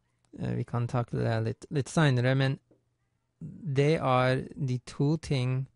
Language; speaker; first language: Norwegian; non-native, fluent; English